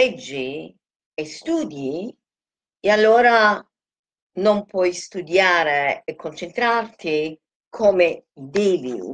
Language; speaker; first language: Italian; non-native, fluent; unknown